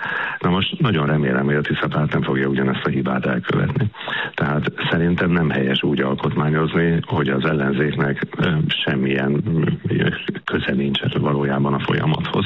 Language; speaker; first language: Hungarian; native; Hungarian